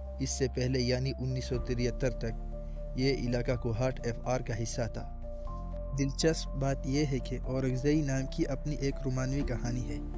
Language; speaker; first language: Urdu; non-native, local second language; Pashto